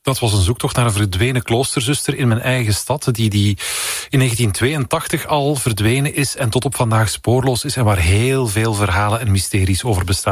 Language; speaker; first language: Dutch; native; Dutch